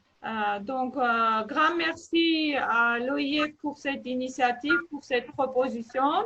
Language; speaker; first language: French; non-native, fluent; Armenian